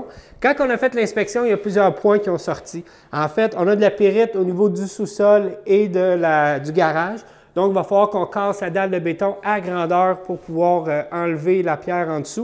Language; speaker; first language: French; native; French